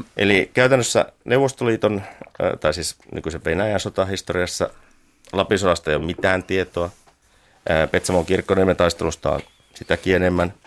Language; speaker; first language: Finnish; native; Finnish